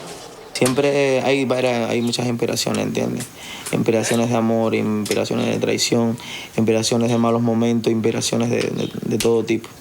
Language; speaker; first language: Spanish; native; Spanish